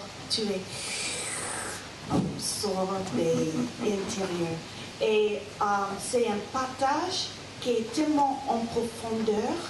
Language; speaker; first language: French; non-native, fluent; English